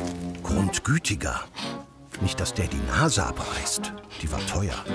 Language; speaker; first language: German; native; German